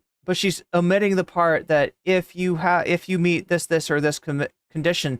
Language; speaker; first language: English; native; English